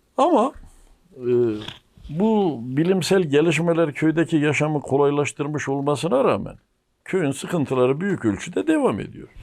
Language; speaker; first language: Turkish; native; Turkish